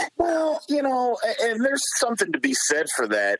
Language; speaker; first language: English; native; English